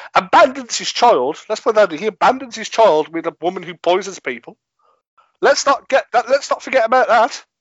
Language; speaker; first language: English; native; English